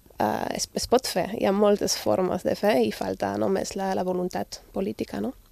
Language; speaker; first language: Catalan; non-native, fluent; German